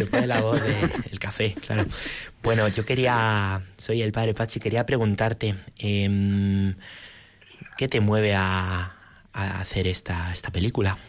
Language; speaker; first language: Spanish; native; Spanish